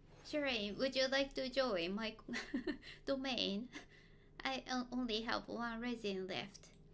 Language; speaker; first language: English; non-native, fluent; Japanese